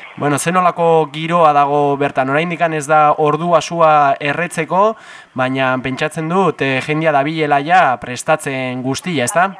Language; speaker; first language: Basque; native; Basque